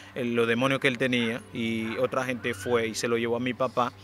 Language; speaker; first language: Spanish; non-native, fluent; Haitian Creole